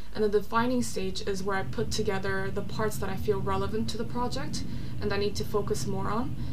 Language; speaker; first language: English; non-native, fluent; Korean